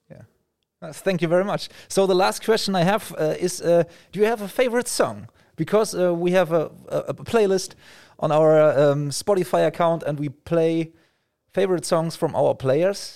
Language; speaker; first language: English; non-native, fluent; German